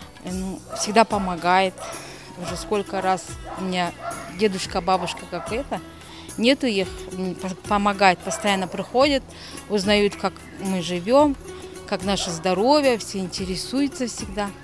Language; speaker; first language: Russian; non-native, local second language; Uyghur